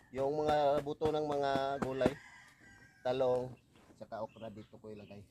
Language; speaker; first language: Filipino; non-native, local second language; Cebuano